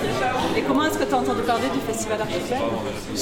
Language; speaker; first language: French; native; French